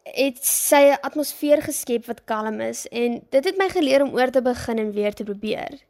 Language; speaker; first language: Afrikaans; native; Afrikaans